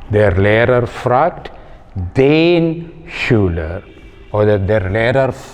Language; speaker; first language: German; non-native, fluent; Malayalam